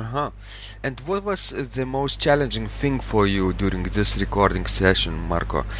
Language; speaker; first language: English; non-native, fluent; Lithuanian